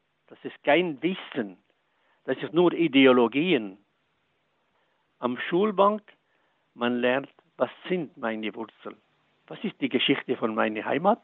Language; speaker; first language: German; non-native, fluent; Arabic